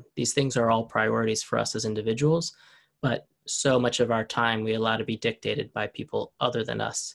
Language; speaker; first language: English; native; English